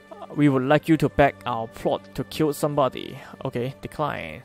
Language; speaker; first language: English; non-native, local second language; Cantonese